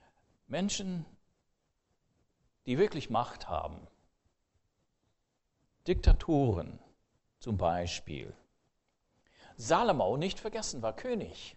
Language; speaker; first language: German; non-native, fluent; English